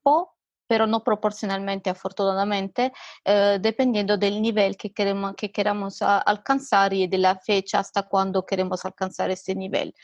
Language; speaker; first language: Spanish; non-native, fluent; Italian